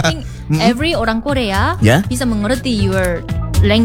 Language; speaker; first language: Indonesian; non-native, learner; Korean